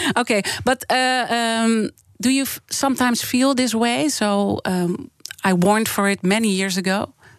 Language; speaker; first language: English; non-native, fluent; Dutch